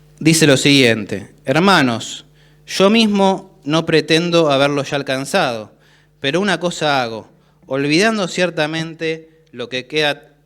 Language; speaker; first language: Spanish; native; Spanish